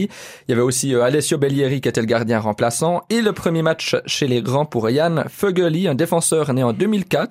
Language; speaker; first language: French; native; French